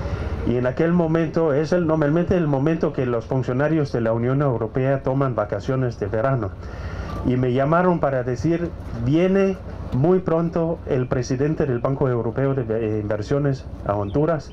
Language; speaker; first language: Spanish; non-native, fluent; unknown